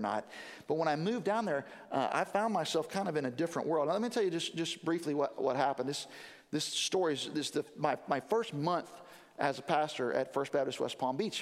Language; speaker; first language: English; native; English